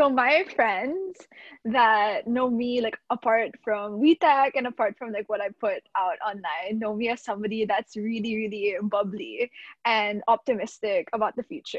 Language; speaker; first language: English; non-native, local second language; Filipino